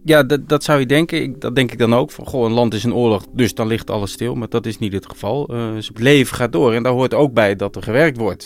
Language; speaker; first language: Dutch; native; Dutch